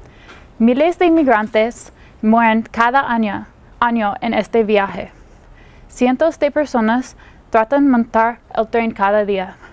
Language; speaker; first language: Spanish; non-native, learner; English